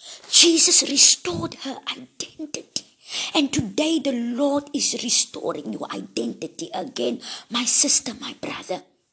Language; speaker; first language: English; non-native, local second language; Afrikaans